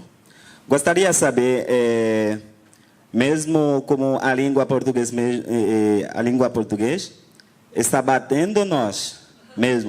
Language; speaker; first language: Portuguese; non-native, learner; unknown